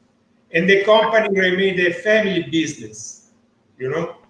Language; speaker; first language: English; non-native, learner; Italian